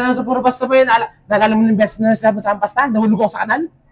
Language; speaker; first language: Filipino; native; Filipino